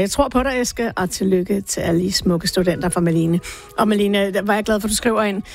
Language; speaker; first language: Danish; native; Danish